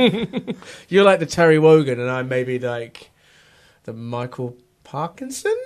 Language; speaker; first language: English; native; English